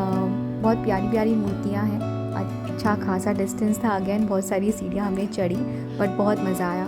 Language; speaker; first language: Hindi; native; Hindi